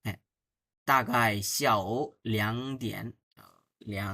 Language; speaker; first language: Chinese; non-native, fluent; Bangla